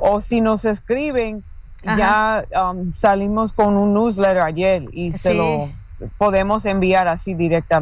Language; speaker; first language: Spanish; non-native, fluent; English